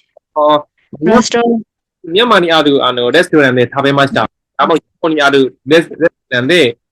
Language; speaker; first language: Japanese; non-native, fluent; Burmese